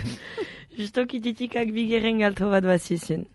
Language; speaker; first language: Basque; native; Basque